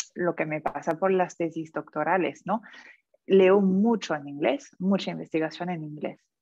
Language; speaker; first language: Spanish; non-native, fluent; French